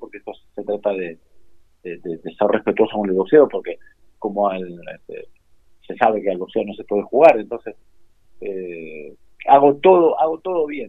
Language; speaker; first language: Spanish; native; Spanish